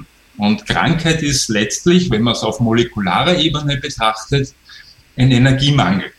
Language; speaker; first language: German; native; German